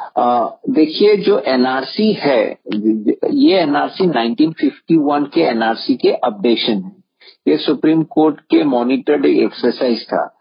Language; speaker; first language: Hindi; non-native, local second language; Assamese